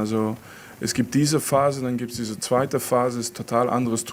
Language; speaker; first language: German; non-native, fluent; French